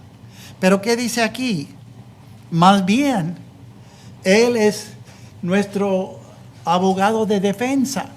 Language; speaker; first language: Spanish; non-native, fluent; English